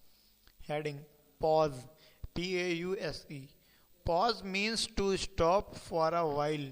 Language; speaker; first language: English; non-native, local second language; Hindi